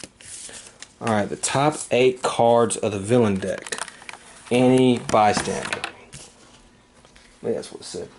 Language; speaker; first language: English; native; English